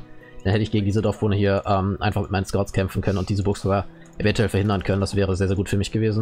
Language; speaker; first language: German; native; German